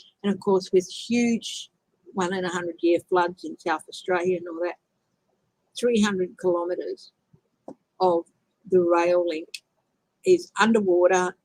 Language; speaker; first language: English; native; English